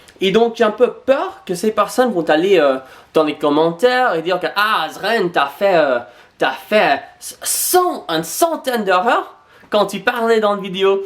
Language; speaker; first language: French; non-native, fluent; English